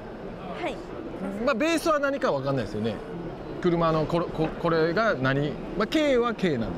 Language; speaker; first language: Japanese; native; Japanese